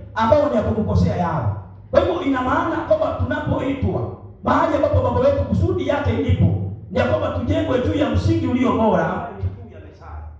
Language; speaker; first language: Swahili; non-native, local second language; Kikuyu